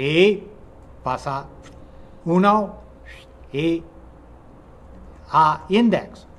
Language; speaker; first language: Spanish; non-native, fluent; English